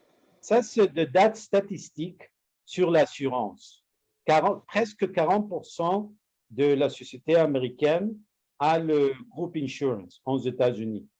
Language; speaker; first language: French; non-native, learner; Spanish